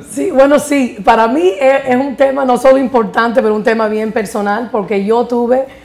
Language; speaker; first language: Spanish; early bilingual, heritage; Spanish